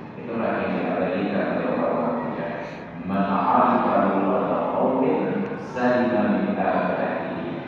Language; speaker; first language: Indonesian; non-native, local second language; Achinese